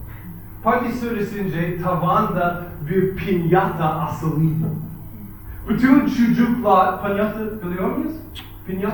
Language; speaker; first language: Turkish; non-native, fluent; English